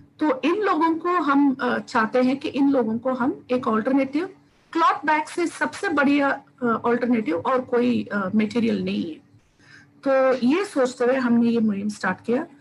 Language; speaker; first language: Hindi; non-native, local second language; Tamil